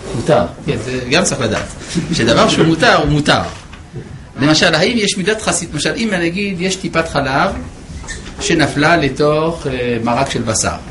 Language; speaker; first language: Hebrew; non-native, fluent; French